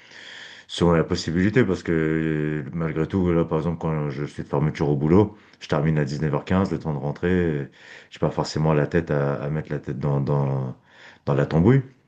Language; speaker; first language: French; native; French